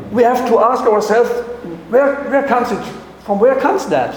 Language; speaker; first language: English; non-native, fluent; German